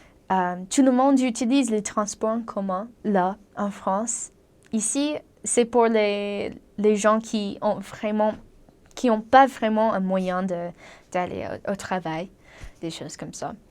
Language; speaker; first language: French; non-native, learner; English